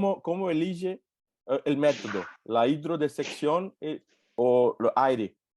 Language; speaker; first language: Spanish; non-native, learner; Portuguese